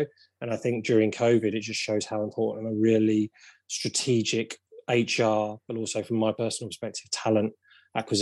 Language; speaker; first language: English; native; English